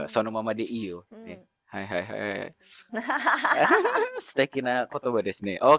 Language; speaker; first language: Japanese; non-native, learner; Indonesian